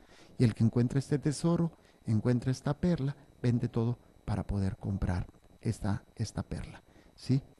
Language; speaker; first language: Spanish; native; Spanish